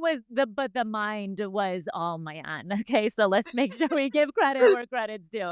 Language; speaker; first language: English; native; English